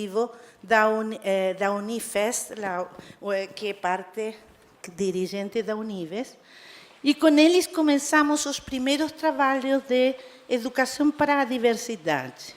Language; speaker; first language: Portuguese; non-native, fluent; Spanish